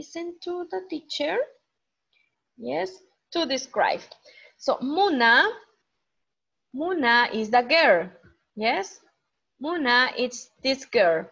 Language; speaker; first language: English; non-native, fluent; Spanish